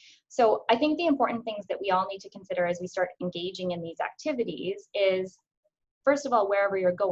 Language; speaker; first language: English; native; English